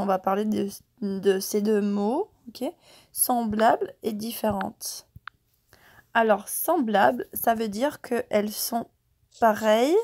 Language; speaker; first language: French; non-native, fluent; English